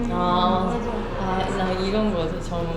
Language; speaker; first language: Korean; non-native, learner; Japanese